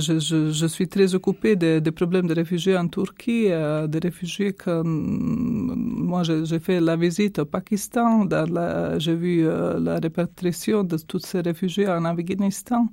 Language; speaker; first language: French; non-native, fluent; Croatian